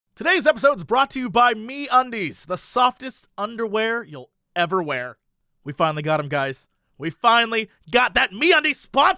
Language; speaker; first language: English; native; English